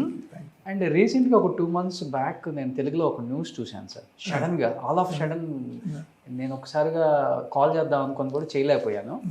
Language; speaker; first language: Telugu; native; Telugu